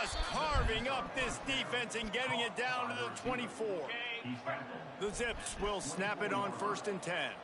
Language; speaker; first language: English; native; English